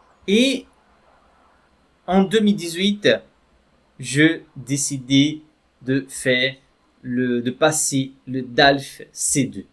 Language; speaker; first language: French; non-native, fluent; Portuguese